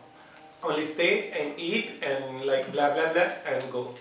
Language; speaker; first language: English; non-native, learner; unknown